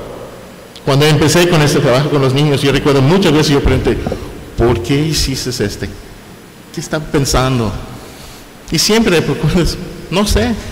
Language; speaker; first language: Spanish; non-native, fluent; English